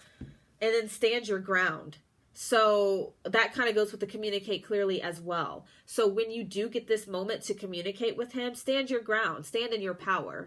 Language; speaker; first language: English; native; English